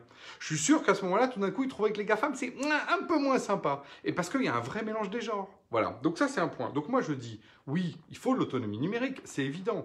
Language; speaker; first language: French; native; French